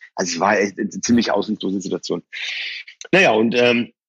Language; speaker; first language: German; early bilingual, other home language; Persian